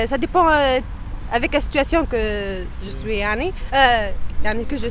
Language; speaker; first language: French; non-native, local second language; Arabic